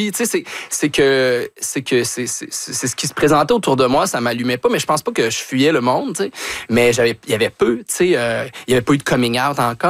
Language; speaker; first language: French; native; French